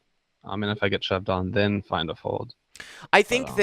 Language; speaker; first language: English; native; English